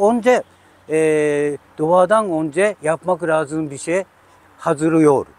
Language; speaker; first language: Turkish; non-native, learner; Japanese